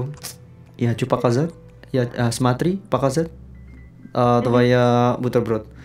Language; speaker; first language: Russian; non-native, learner; Indonesian